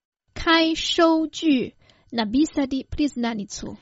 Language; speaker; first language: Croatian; non-native, fluent; Chinese